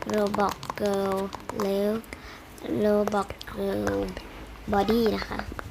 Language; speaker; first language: Thai; native; Thai